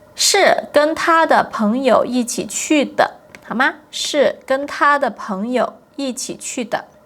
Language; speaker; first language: Chinese; non-native, fluent; Portuguese